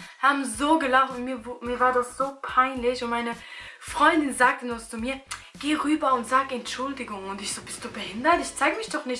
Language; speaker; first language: German; early bilingual, other home language; Albanian